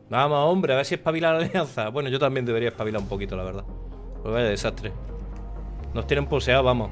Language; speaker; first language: Spanish; native; Spanish